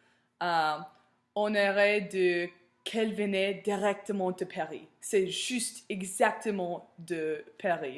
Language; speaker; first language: French; non-native, learner; English